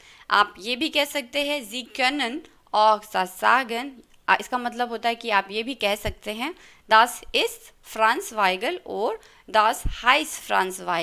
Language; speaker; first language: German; non-native, fluent; Hindi